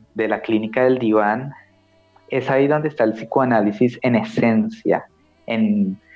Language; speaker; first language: Spanish; native; Spanish